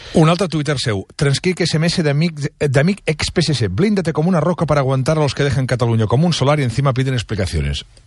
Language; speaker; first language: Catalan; native; Catalan